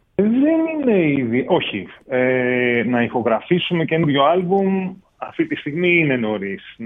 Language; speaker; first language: Greek; early bilingual, heritage; English